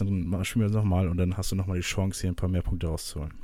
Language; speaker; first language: German; native; German